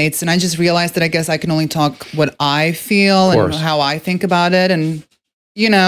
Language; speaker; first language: English; non-native, fluent; Norwegian